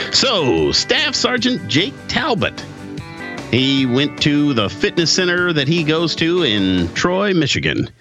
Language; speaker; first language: English; native; English